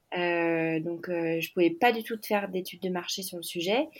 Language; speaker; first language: French; native; French